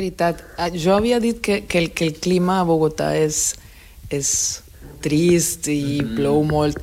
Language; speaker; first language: Catalan; non-native, fluent; Spanish